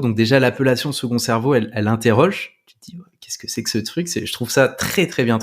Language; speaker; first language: French; native; French